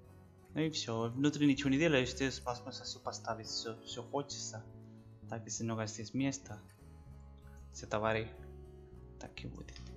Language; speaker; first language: Russian; non-native, learner; Spanish